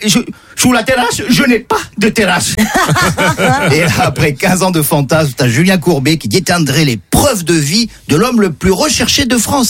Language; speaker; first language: French; native; French